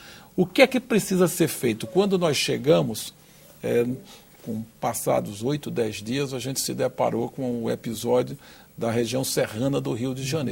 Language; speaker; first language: Portuguese; native; Portuguese